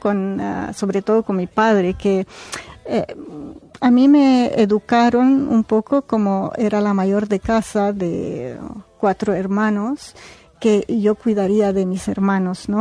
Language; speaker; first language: Spanish; non-native, fluent; Arabic